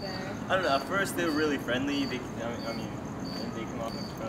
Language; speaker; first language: English; native; English